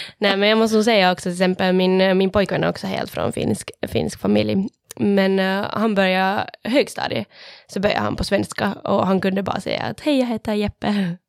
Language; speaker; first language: Swedish; native; Swedish